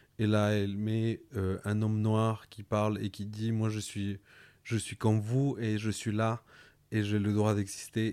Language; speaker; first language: French; non-native, fluent; Spanish